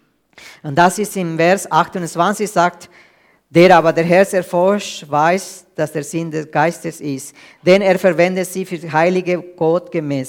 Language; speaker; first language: German; non-native, fluent; Spanish